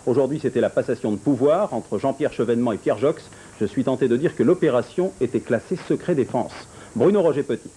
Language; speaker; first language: French; native; French